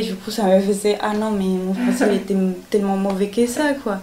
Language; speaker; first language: French; non-native, fluent; Spanish